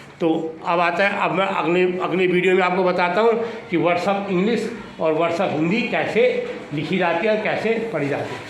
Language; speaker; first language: Hindi; native; Hindi